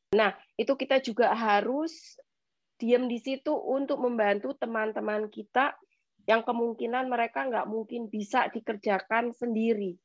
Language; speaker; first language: Indonesian; native; Indonesian